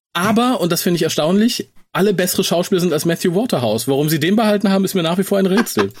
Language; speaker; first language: German; native; German